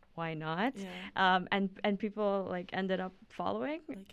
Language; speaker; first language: English; non-native, local second language; Filipino